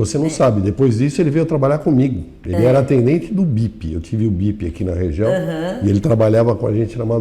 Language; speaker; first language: Portuguese; native; Portuguese